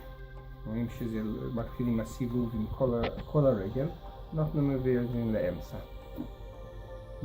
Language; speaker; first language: Hebrew; non-native, fluent; English